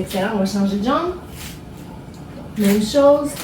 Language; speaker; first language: French; native; French